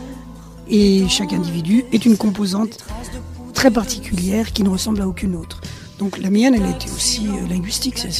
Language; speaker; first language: French; early bilingual, other home language; Spanish